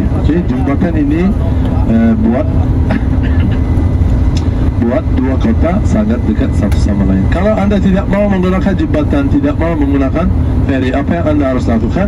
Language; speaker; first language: Indonesian; non-native, learner; Turkish